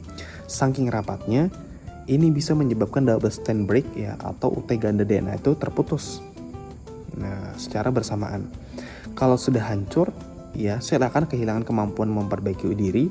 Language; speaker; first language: Indonesian; native; Indonesian